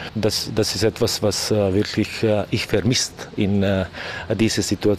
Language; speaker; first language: German; non-native, learner; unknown